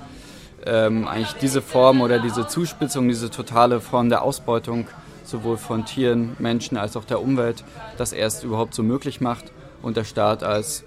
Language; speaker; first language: German; native; German